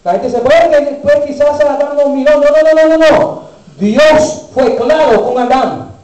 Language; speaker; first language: Spanish; early bilingual, heritage; Spanish